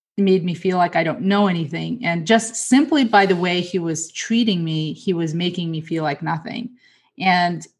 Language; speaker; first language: English; early bilingual, other home language; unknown